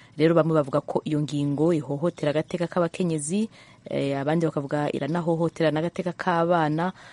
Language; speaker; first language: Rundi; native; Rundi